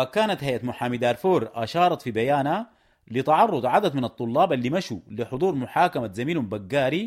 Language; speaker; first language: Arabic; native; Arabic